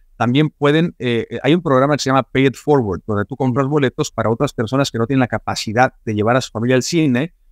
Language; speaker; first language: Spanish; native; Spanish